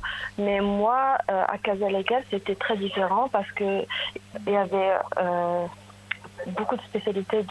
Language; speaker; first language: French; non-native, local second language; Arabic